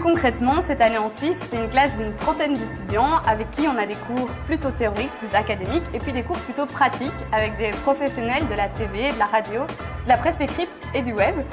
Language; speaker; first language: French; native; French